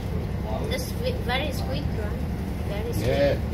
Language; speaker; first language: English; non-native, learner; Vietnamese